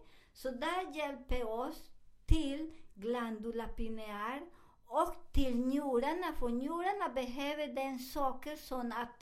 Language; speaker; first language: Swedish; non-native, learner; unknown